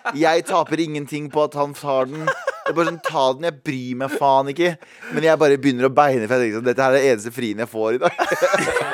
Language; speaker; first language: Norwegian; early bilingual, other home language; Kurdish